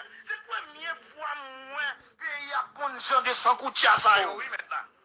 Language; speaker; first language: Haitian Creole; native; Haitian Creole